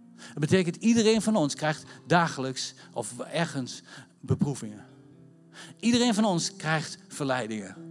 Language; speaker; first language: Dutch; native; Dutch